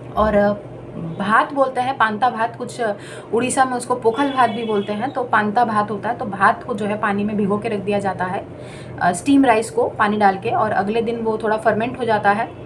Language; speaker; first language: Hindi; non-native, local second language; Bangla